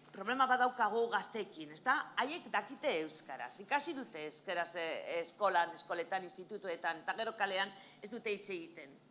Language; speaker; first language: Basque; non-native, local second language; Spanish